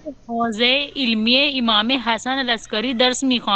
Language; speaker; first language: Persian; non-native, learner; Urdu